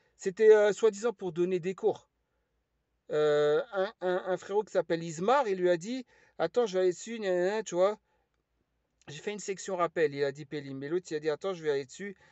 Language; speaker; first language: French; early bilingual, other home language; Lingala